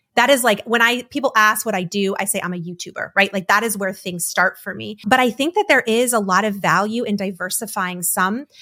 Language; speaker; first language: English; native; English